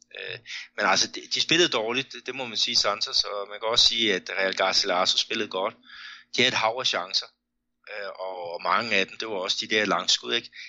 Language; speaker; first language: Danish; native; Danish